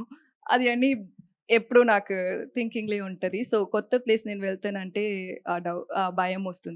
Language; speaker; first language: Telugu; non-native, learner; Tamil